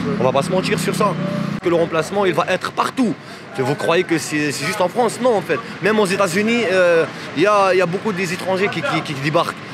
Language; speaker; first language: French; native; French